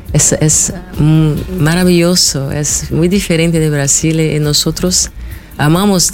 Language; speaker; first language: Spanish; non-native, fluent; Portuguese